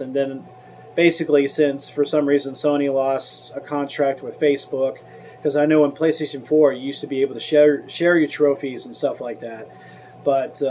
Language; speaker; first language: English; native; English